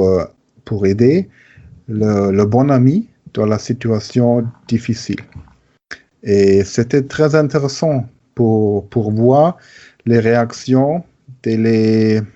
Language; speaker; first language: French; non-native, learner; German